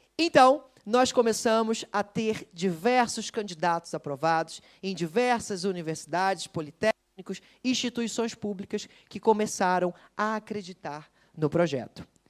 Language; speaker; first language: Portuguese; native; Portuguese